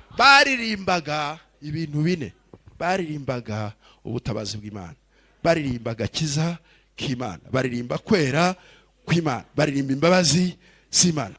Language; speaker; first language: Kinyarwanda; early bilingual, heritage; Kinyarwanda